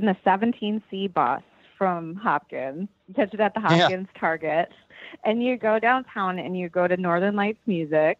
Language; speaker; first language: English; native; English